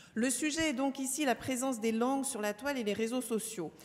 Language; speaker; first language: French; native; French